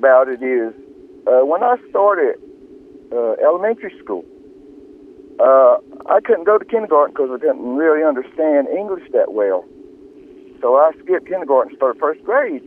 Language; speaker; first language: English; early bilingual, other home language; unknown